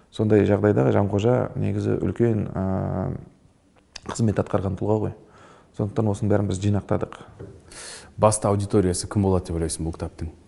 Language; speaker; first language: Kazakh; native; Kazakh